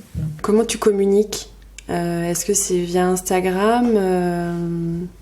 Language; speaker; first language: French; native; French